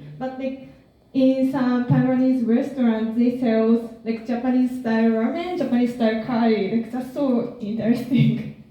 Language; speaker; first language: English; non-native, learner; Japanese